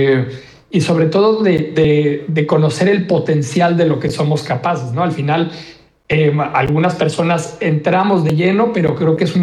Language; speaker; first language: Spanish; native; Spanish